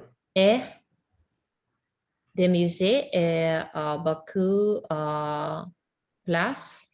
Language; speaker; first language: French; non-native, learner; Russian